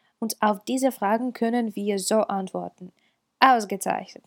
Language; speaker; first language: German; non-native, fluent; Russian